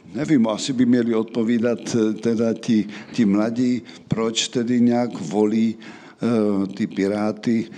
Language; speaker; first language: Czech; native; Czech